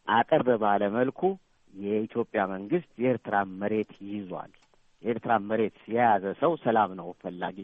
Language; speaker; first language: Amharic; non-native, local second language; Tigrinya